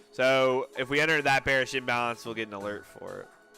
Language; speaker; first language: English; native; English